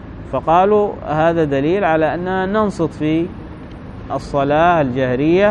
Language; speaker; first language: Arabic; native; Arabic